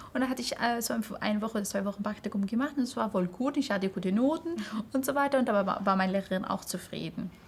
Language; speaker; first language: German; non-native, fluent; Arabic